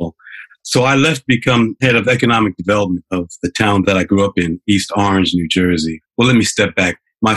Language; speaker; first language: English; native; English